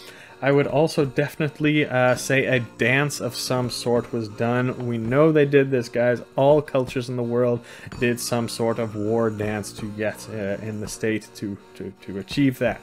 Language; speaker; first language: English; non-native, fluent; Swedish